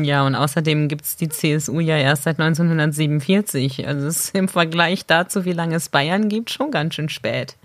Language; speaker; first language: German; native; German